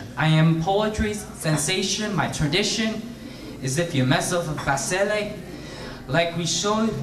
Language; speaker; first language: English; native; English